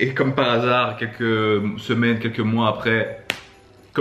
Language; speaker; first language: French; native; French